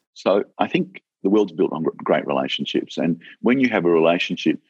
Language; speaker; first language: English; native; English